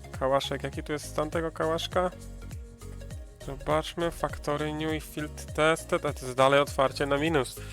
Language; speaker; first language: Polish; native; Polish